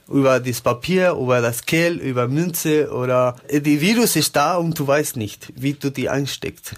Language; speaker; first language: German; non-native, learner; Spanish